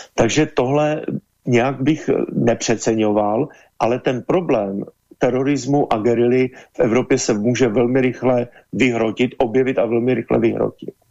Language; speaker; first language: Czech; native; Czech